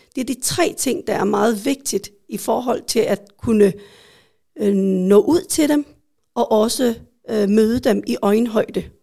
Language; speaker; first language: Danish; early bilingual, other home language; Vietnamese